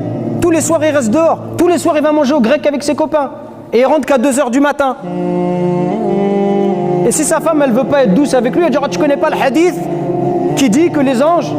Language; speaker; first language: French; native; French